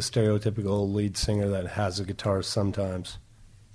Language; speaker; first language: English; non-native, fluent; German